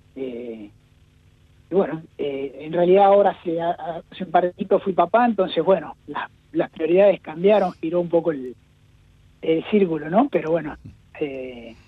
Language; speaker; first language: Spanish; native; Spanish